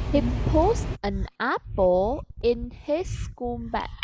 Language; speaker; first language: English; non-native, fluent; Vietnamese